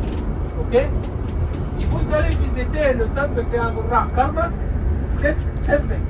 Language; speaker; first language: French; non-native, learner; Arabic